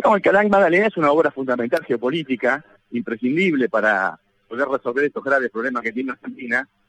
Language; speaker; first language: Spanish; native; Spanish